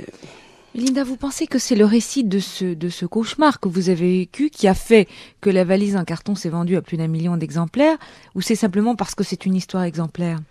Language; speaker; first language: French; native; French